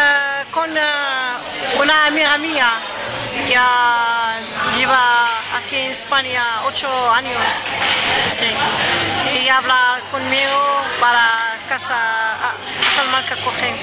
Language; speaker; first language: Spanish; non-native, learner; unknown